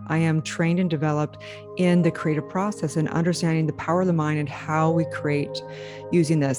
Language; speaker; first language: English; native; English